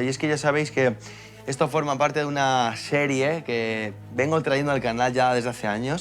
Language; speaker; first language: Spanish; native; Spanish